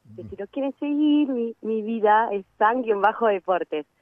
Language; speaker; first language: Spanish; native; Spanish